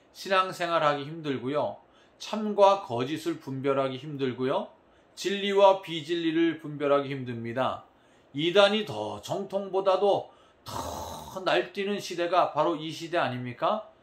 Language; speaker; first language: Korean; native; Korean